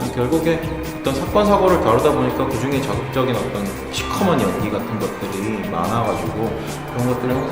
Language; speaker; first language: Korean; native; Korean